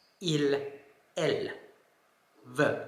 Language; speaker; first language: French; non-native, fluent; Thai